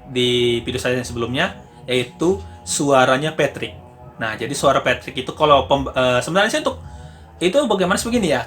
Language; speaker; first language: Indonesian; native; Indonesian